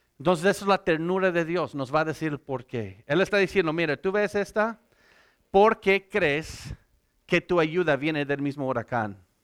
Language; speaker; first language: Spanish; non-native, fluent; English